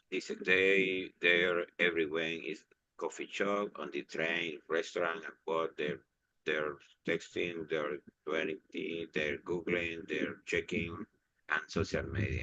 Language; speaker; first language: English; non-native, learner; Spanish